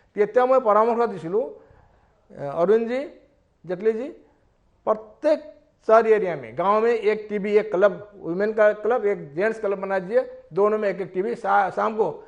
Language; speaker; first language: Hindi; non-native, local second language; Assamese